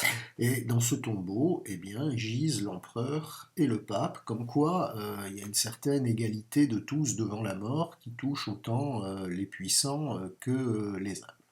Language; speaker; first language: French; native; French